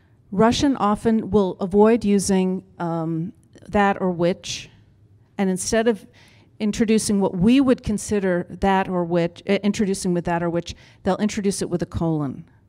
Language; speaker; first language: English; native; English